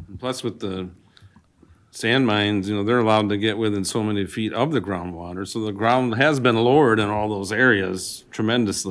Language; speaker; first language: English; native; English